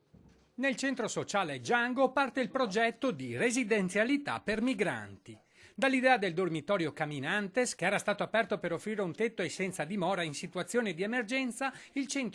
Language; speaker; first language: Italian; native; Italian